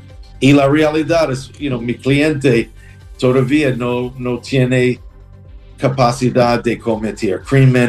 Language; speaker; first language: Spanish; non-native, learner; English